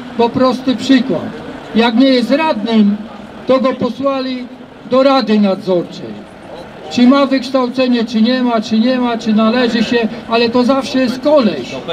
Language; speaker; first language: Polish; native; Polish